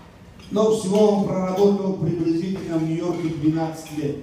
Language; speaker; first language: Russian; non-native, local second language; Tajik